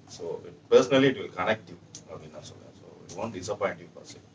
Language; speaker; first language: Tamil; native; Tamil